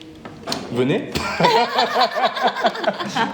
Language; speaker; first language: French; native; French